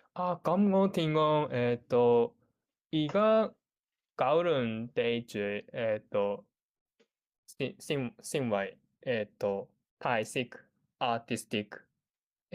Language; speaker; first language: Chinese; non-native, learner; Japanese